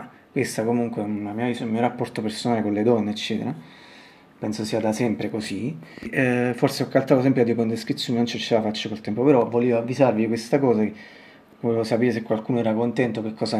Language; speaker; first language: Italian; native; Italian